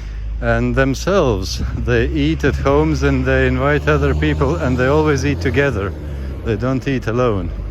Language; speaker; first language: English; non-native, fluent; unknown